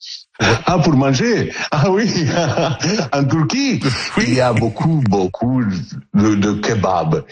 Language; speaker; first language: French; non-native, learner; Italian